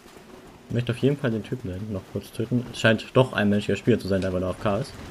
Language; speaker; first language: German; native; German